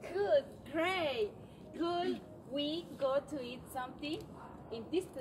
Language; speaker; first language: English; non-native, learner; Spanish